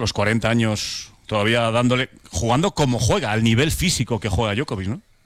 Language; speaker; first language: Spanish; native; Spanish